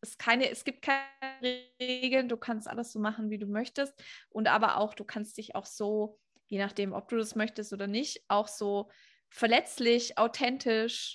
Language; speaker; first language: German; native; German